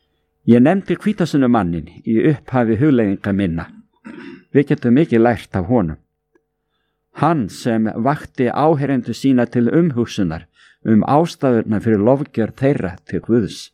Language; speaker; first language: Icelandic; native; Icelandic